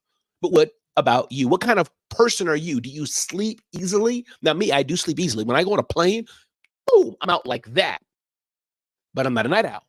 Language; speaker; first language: English; native; English